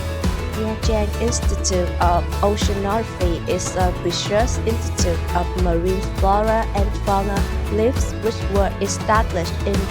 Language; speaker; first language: English; non-native, learner; Vietnamese